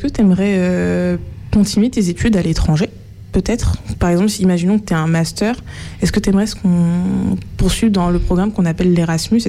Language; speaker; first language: French; native; French